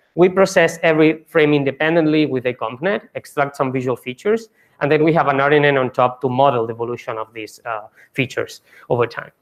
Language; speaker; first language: English; non-native, fluent; Catalan